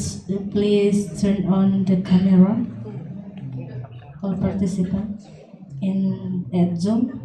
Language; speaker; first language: English; non-native, fluent; Indonesian